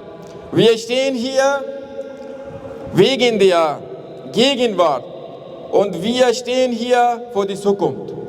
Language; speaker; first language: German; non-native, learner; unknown